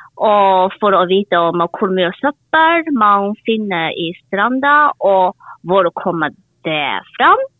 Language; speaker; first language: Norwegian; non-native, learner; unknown